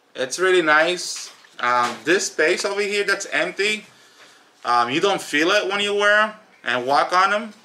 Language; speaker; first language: English; native; English